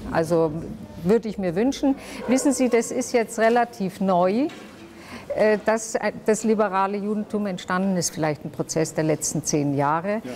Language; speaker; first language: German; non-native, local second language; Yiddish